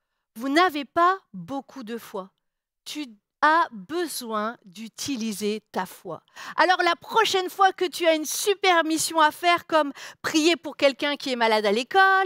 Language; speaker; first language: French; native; French